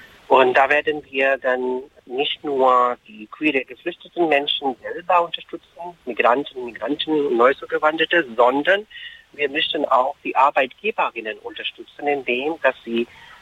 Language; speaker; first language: German; non-native, fluent; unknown